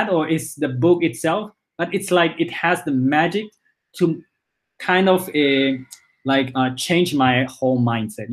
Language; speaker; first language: English; early bilingual, other home language; Spanish